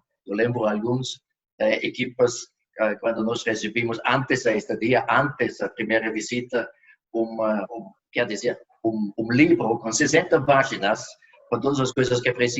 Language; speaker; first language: Portuguese; non-native, fluent; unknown